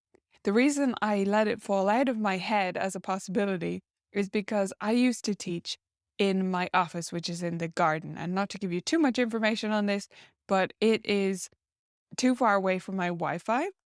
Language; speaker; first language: English; native; English